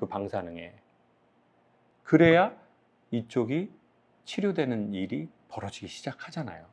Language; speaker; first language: Korean; native; Korean